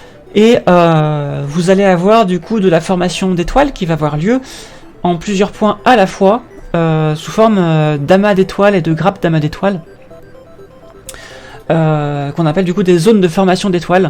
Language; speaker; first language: French; native; French